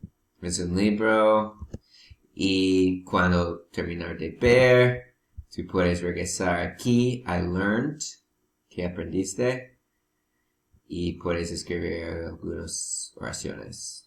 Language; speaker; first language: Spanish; non-native, learner; English